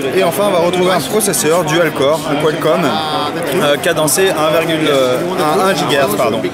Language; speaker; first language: French; native; French